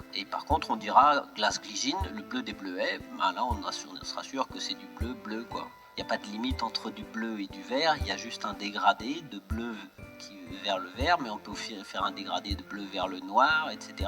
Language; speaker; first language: French; native; French